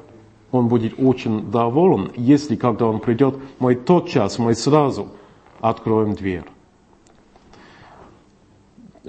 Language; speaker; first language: Russian; non-native, fluent; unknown